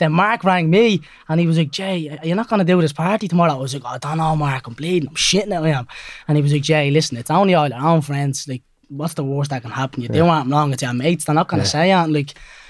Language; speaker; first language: English; native; English